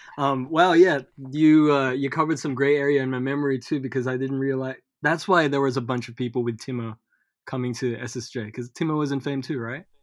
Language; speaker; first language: English; early bilingual, other home language; Filipino